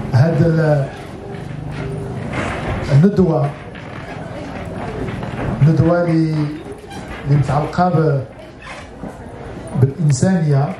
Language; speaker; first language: Arabic; native; Arabic